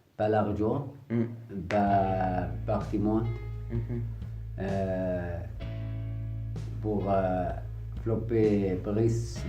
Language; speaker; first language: French; non-native, learner; Arabic